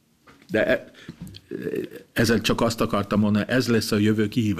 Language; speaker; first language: Hungarian; non-native, fluent; German